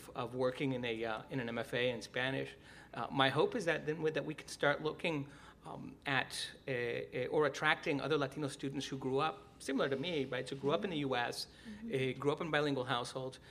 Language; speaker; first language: English; early bilingual, other home language; Spanish